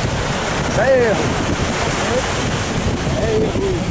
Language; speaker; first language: Portuguese; native; Portuguese